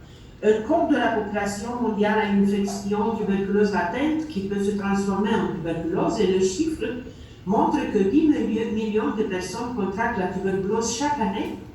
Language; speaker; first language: French; non-native, learner; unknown